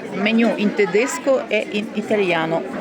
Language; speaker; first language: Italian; non-native, learner; Ukrainian